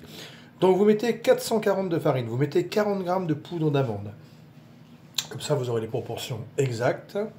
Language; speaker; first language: French; native; French